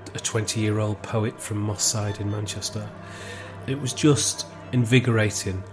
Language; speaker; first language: English; native; English